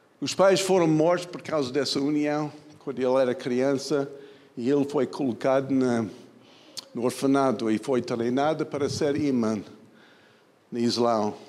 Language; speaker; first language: Portuguese; non-native, fluent; English